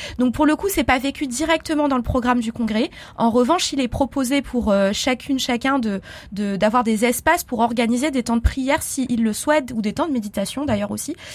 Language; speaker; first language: French; native; French